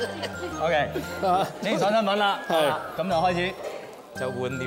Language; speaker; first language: Cantonese; native; Cantonese